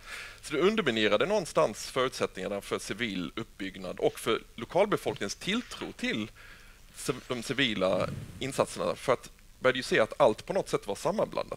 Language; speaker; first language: Swedish; native; Swedish